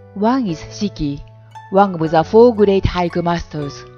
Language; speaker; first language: English; non-native, fluent; Japanese